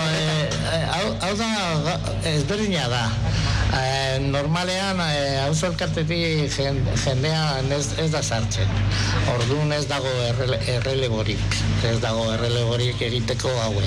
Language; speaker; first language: Basque; non-native, local second language; Spanish